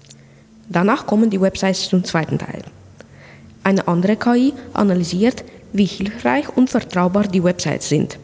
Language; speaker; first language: German; non-native, local second language; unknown